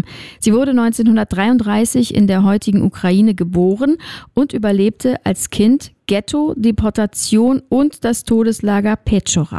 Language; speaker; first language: German; native; German